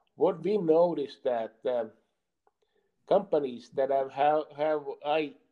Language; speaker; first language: English; non-native, fluent; Finnish